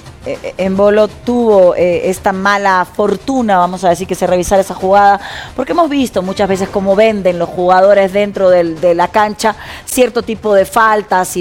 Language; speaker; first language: Spanish; native; Spanish